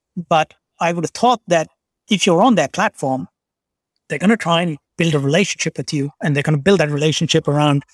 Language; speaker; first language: English; non-native, local second language; Bangla